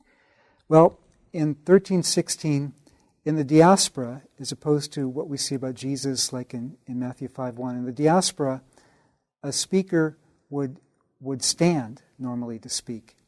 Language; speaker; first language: English; native; English